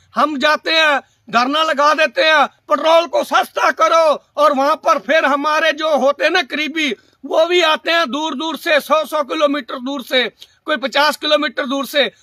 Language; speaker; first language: Hindi; non-native, local second language; Punjabi